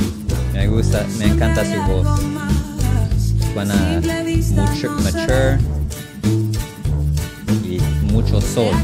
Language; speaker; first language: Spanish; non-native, learner; English